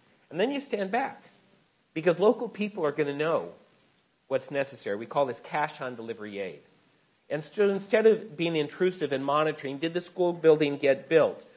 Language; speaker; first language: English; native; English